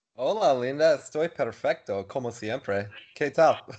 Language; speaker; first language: Spanish; non-native, learner; English